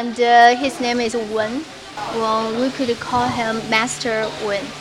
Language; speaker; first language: English; non-native, fluent; Chinese